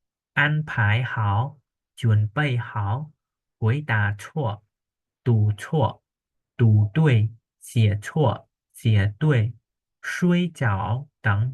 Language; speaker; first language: Chinese; non-native, fluent; Khmer